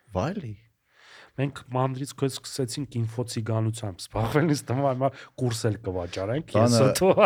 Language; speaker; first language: Armenian; native; Armenian